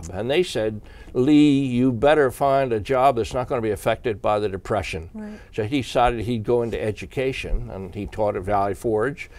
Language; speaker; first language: English; native; English